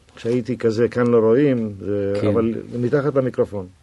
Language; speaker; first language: Hebrew; native; Hebrew